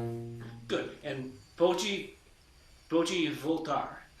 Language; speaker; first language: Portuguese; non-native, learner; English